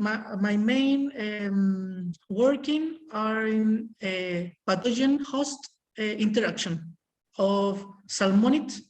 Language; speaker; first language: English; non-native, learner; Spanish